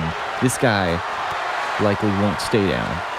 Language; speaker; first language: English; native; English